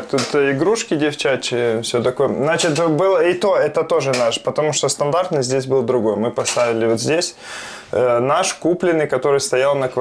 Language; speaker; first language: Russian; native; Russian